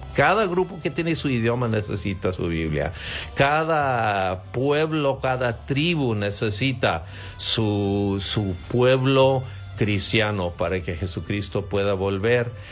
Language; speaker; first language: Spanish; non-native, fluent; English